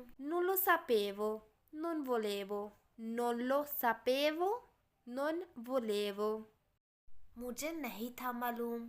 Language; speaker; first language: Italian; non-native, fluent; Urdu